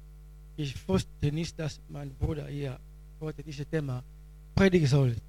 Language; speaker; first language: German; non-native, learner; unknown